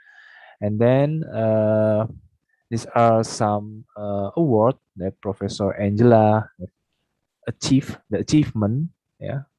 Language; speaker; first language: English; non-native, fluent; Indonesian